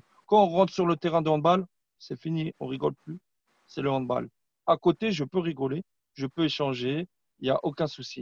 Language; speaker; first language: French; non-native, fluent; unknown